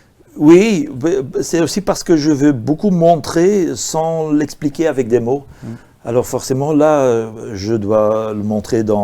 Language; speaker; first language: French; non-native, local second language; Dutch